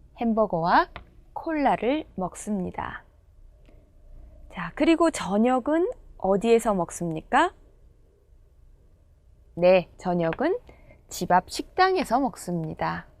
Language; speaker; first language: Korean; non-native, fluent; Indonesian